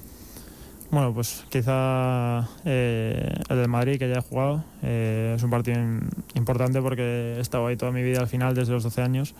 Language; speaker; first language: Spanish; native; Spanish